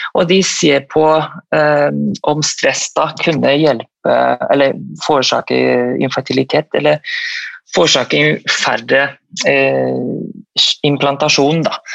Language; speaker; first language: Norwegian; non-native, fluent; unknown